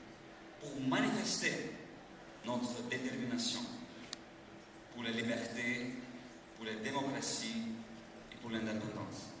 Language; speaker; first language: French; non-native, fluent; Lithuanian